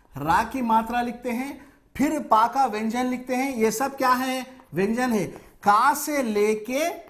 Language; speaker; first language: Hindi; non-native, local second language; Telugu